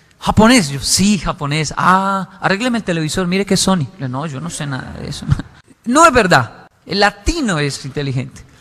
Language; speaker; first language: Spanish; non-native, fluent; Japanese